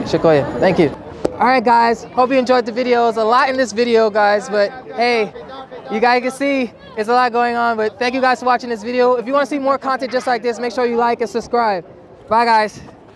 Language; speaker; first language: English; native; English